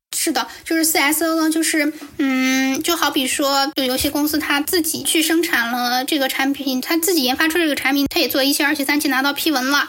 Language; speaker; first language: Chinese; native; Chinese